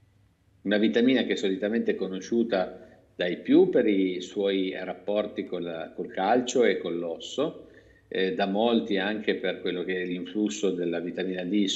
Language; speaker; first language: Italian; native; Italian